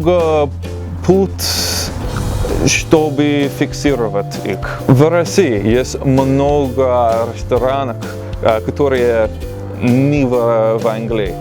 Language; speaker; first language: Russian; non-native, learner; English